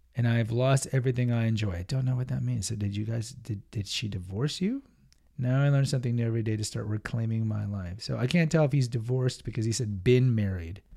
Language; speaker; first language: English; early bilingual, other home language; Spanish